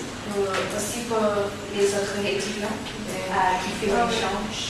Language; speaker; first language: French; non-native, learner; Korean